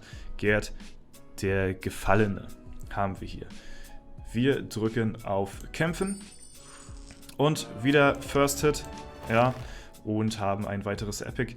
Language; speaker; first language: German; native; German